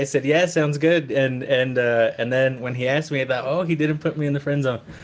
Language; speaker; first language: English; early bilingual, other home language; Spanish